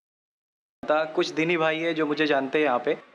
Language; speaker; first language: Hindi; native; Hindi